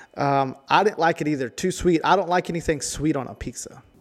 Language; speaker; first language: English; non-native, fluent; Spanish